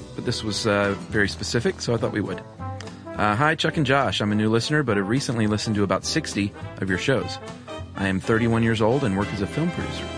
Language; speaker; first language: English; native; English